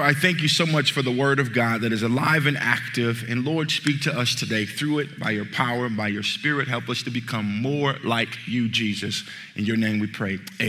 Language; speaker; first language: English; native; English